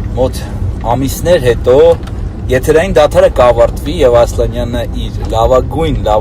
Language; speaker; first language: Armenian; native; Armenian